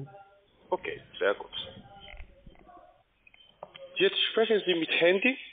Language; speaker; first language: German; non-native, learner; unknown